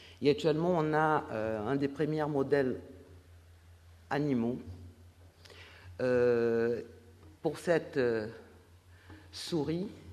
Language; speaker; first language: French; non-native, fluent; Portuguese